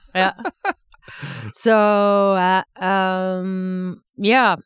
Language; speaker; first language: English; non-native, fluent; Swedish